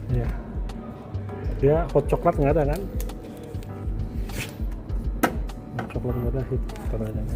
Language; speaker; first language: Indonesian; native; Indonesian